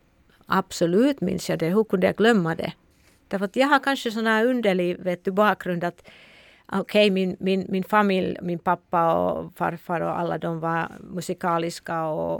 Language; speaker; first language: Swedish; non-native, fluent; Finnish